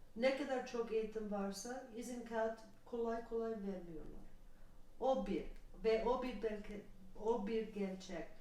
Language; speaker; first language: Turkish; non-native, learner; English